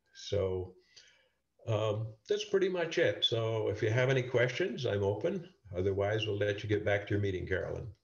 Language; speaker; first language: English; native; English